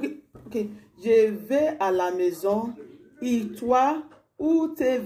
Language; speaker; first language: French; non-native, learner; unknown